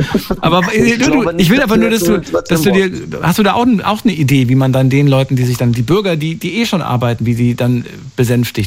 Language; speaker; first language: German; native; German